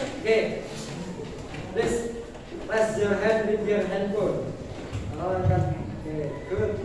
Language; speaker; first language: English; non-native, learner; Indonesian